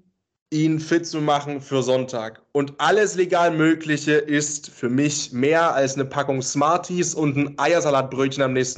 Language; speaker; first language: German; native; German